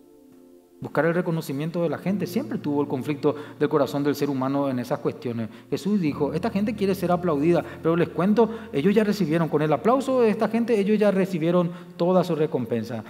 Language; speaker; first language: Spanish; native; Spanish